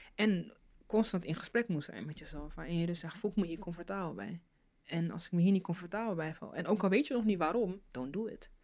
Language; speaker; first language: Dutch; native; Dutch